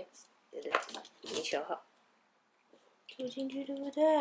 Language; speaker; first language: Chinese; native; Chinese